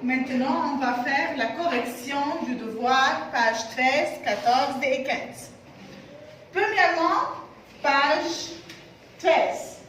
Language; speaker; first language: French; non-native, fluent; Arabic